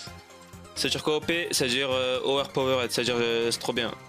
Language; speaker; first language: French; native; French